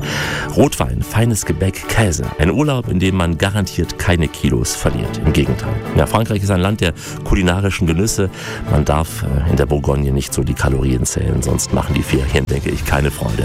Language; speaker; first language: German; native; German